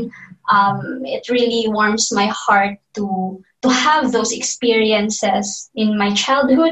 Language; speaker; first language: English; non-native, local second language; Cebuano